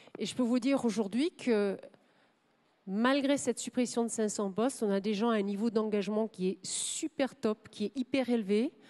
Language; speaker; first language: French; non-native, fluent; German